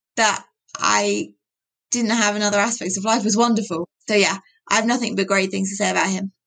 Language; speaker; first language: English; native; English